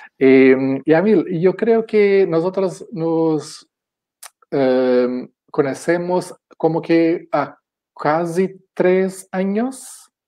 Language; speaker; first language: Spanish; non-native, fluent; Portuguese